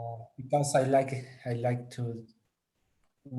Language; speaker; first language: English; non-native, learner; Spanish